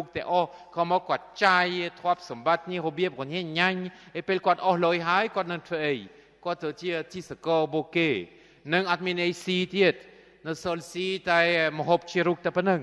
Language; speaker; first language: Khmer; non-native, fluent; French